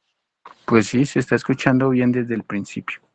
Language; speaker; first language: Spanish; native; Spanish